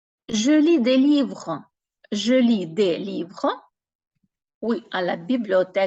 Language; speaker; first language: French; non-native, fluent; Ukrainian